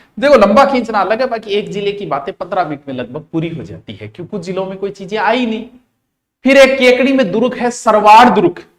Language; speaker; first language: Hindi; native; Hindi